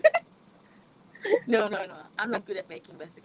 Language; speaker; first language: English; non-native, local second language; Malay